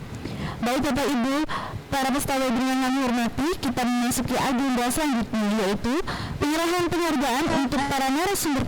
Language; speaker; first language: Indonesian; native; Indonesian